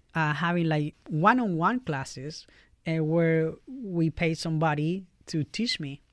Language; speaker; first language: English; non-native, fluent; Spanish